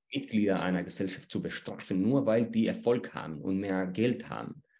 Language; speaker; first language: German; non-native, fluent; Spanish